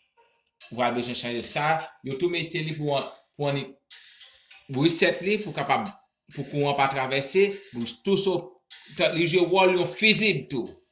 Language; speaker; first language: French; non-native, local second language; Haitian Creole